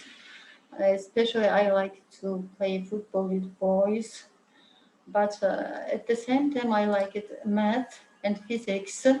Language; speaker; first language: English; non-native, learner; Mongolian